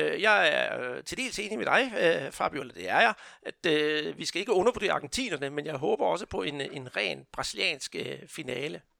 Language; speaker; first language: Danish; non-native, fluent; Portuguese